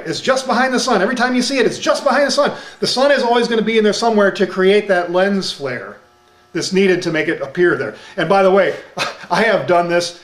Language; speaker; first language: English; native; English